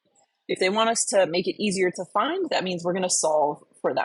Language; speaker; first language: English; native; English